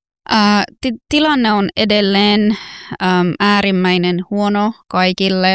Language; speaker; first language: Finnish; non-native, fluent; Persian